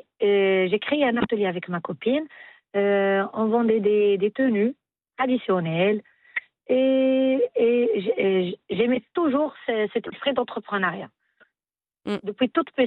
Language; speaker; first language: French; non-native, local second language; Arabic